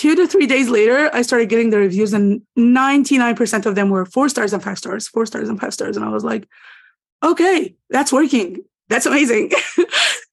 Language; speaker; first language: English; non-native, fluent; Arabic